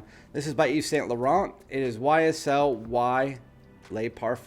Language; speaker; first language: English; native; English